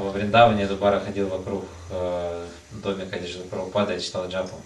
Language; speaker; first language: Russian; native; Russian